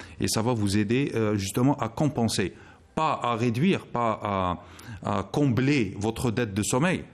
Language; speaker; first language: French; non-native, local second language; Arabic